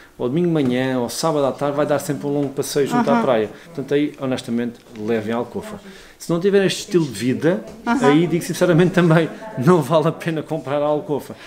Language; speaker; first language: Portuguese; native; Portuguese